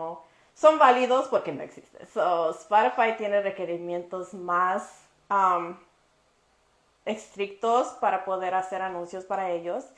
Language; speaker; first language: Spanish; early bilingual, heritage; Spanish